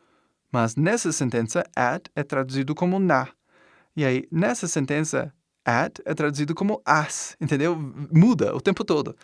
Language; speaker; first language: Portuguese; non-native, fluent; English